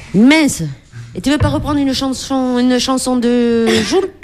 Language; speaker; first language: French; native; French